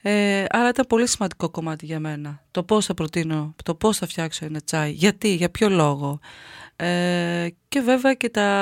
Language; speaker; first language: Greek; native; Greek